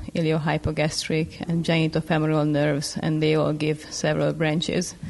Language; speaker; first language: English; non-native, fluent; Hungarian